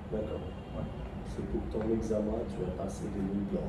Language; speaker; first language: French; non-native, fluent; Bangla